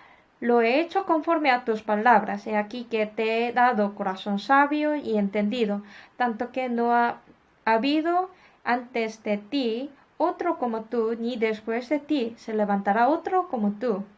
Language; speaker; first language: Spanish; non-native, fluent; Korean